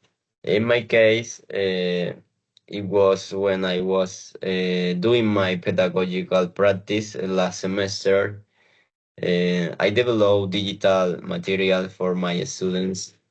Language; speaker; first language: English; non-native, learner; Spanish